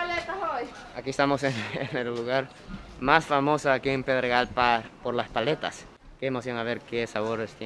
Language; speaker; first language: Spanish; non-native, fluent; Japanese